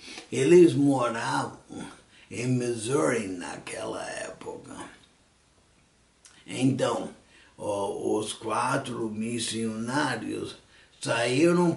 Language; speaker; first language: Portuguese; non-native, fluent; English